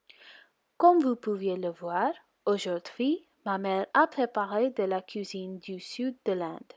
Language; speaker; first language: French; non-native, learner; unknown